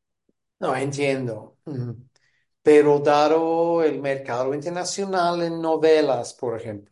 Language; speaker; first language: Spanish; non-native, fluent; English